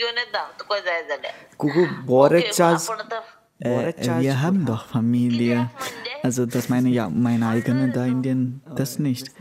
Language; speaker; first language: German; non-native, learner; Konkani